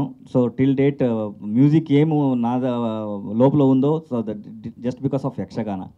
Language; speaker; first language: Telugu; non-native, learner; Kannada